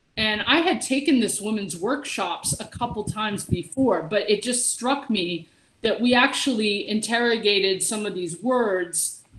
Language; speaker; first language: English; native; English